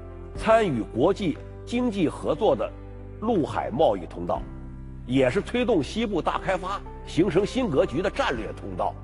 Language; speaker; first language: Chinese; native; Chinese